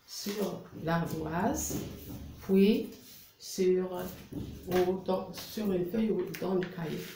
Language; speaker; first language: French; non-native, local second language; Arabic